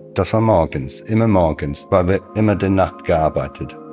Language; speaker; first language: German; non-native, fluent; English